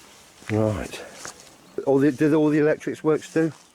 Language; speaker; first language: English; native; English